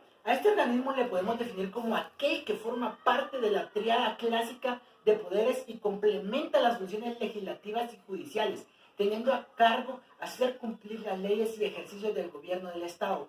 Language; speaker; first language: Spanish; native; Spanish